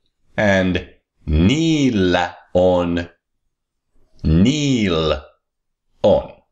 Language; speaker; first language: Finnish; non-native, fluent; English